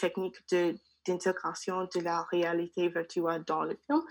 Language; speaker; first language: French; non-native, learner; English